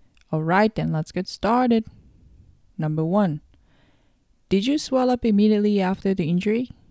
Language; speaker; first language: English; non-native, fluent; Japanese